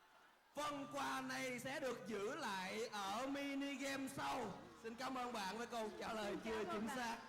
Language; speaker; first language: Vietnamese; native; Vietnamese